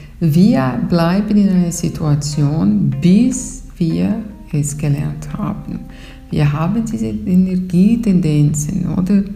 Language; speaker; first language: German; non-native, fluent; Portuguese